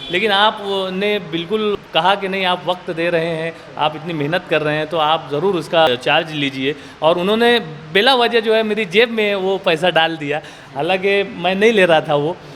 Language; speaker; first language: Urdu; native; Urdu